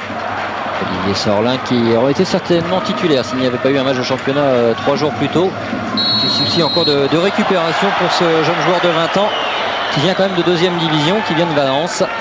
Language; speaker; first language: French; native; French